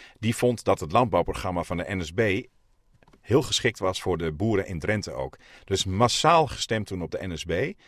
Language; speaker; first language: Dutch; native; Dutch